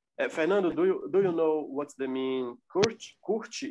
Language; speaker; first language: English; non-native, learner; Portuguese